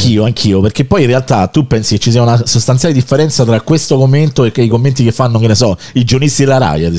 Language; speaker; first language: Italian; native; Italian